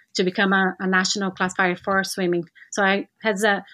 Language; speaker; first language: English; non-native, fluent; Portuguese